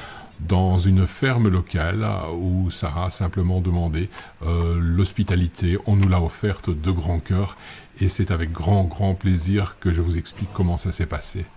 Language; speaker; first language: French; native; French